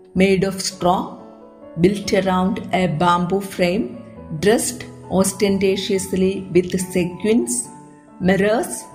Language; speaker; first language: English; non-native, local second language; Malayalam